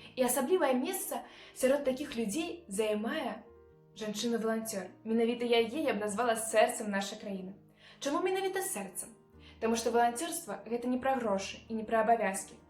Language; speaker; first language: Belarusian; non-native, local second language; Russian